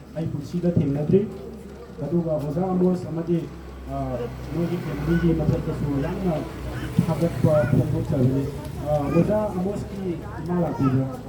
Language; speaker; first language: Manipuri; non-native, local second language; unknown